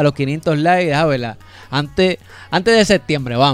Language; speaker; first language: Spanish; native; Spanish